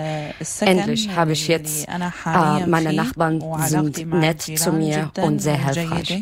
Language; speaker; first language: German; non-native, learner; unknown